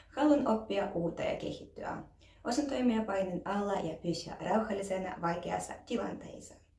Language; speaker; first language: Finnish; non-native, learner; Ukrainian